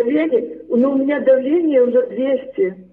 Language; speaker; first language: Russian; non-native, local second language; Ukrainian